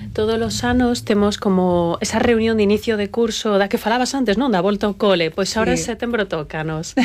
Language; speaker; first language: Galician; native; Galician